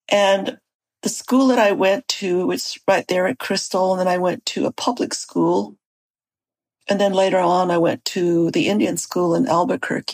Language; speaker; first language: English; early bilingual, other home language; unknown